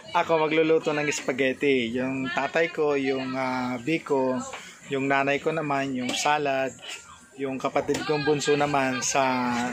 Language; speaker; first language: Filipino; native; Filipino